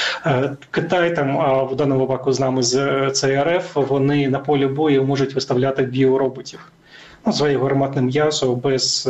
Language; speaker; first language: Ukrainian; native; Ukrainian